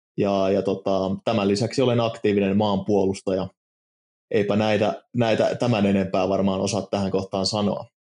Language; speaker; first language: Finnish; native; Finnish